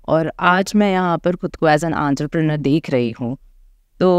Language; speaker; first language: Hindi; native; Hindi